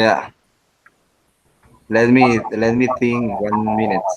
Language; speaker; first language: English; non-native, learner; Spanish